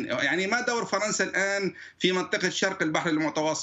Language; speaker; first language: Arabic; native; Arabic